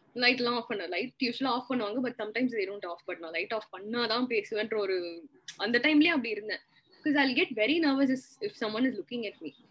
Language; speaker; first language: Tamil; non-native, local second language; Malayalam